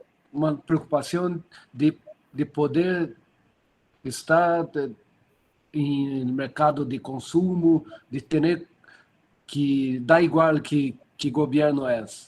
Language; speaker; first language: Spanish; non-native, learner; Portuguese